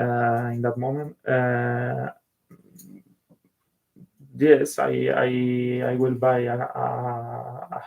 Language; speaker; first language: English; non-native, learner; Spanish